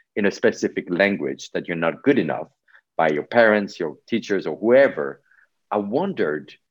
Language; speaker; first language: English; non-native, fluent; Polish